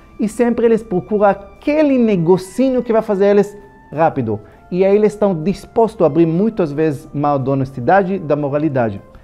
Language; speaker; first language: Portuguese; non-native, fluent; Hebrew